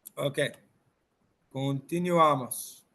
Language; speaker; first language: Spanish; non-native, learner; English